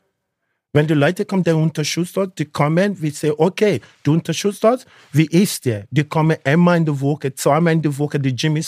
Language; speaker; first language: German; non-native, learner; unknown